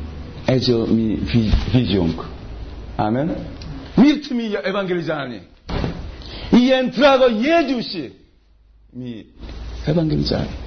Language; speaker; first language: Hungarian; non-native, learner; Korean